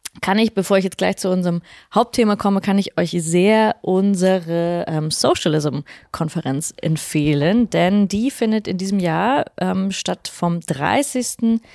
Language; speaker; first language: German; native; German